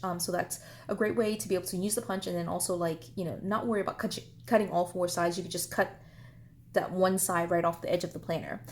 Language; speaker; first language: English; native; English